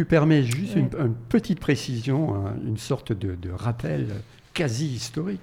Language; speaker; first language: French; native; French